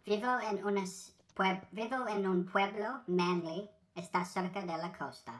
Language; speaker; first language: Spanish; non-native, learner; English